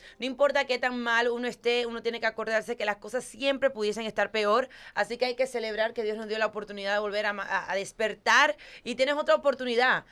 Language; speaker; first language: Spanish; early bilingual, heritage; Spanish